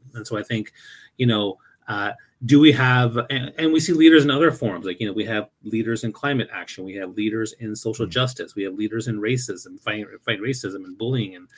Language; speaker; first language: English; native; English